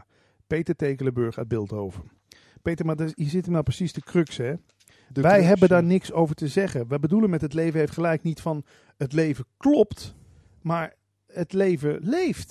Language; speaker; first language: Dutch; native; Dutch